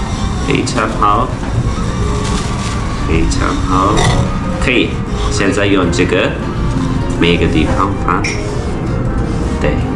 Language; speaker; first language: Chinese; non-native, fluent; Turkish